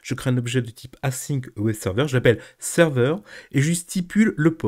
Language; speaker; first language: French; native; French